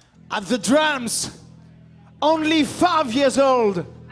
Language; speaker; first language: English; non-native, learner; French